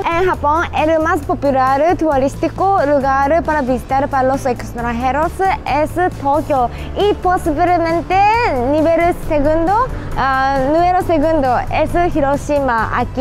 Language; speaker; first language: Spanish; non-native, learner; Japanese